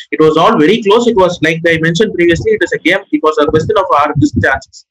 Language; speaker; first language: English; non-native, local second language; Tamil